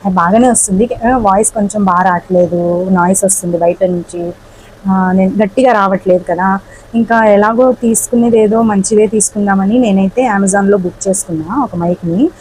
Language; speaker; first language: Telugu; non-native, local second language; Urdu